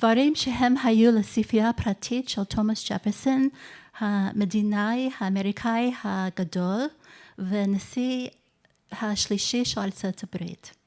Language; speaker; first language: Hebrew; non-native, fluent; English